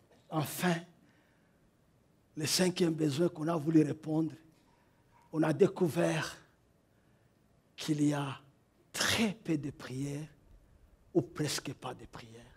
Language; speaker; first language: French; non-native, local second language; Kinyarwanda